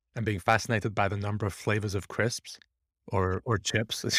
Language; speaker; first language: English; early bilingual, other home language; Persian